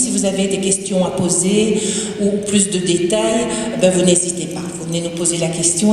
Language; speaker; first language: French; native; French